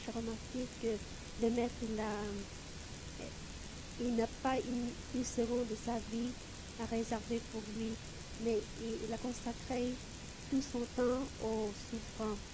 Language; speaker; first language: French; non-native, fluent; Vietnamese